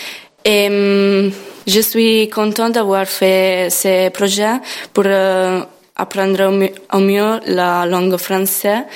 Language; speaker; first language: French; non-native, learner; Italian